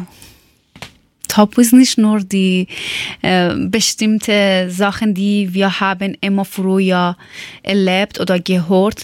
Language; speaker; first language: German; non-native, learner; Persian